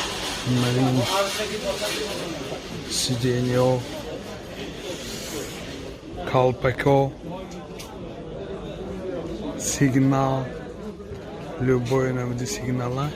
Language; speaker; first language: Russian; non-native, local second language; Tajik